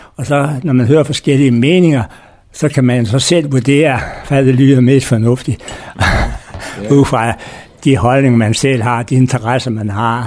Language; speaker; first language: Danish; native; Danish